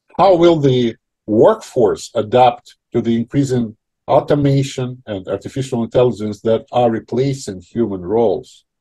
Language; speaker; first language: English; non-native, fluent; Russian